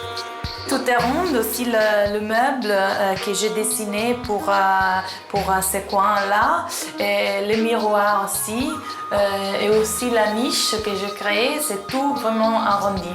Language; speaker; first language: French; non-native, fluent; Italian